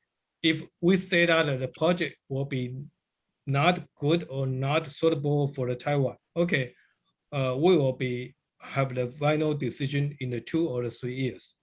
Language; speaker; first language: English; non-native, learner; Chinese